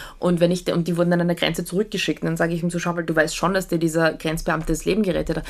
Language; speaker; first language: German; early bilingual, other home language; Polish